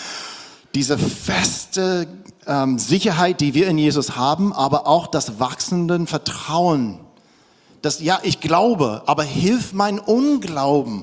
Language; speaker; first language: German; non-native, fluent; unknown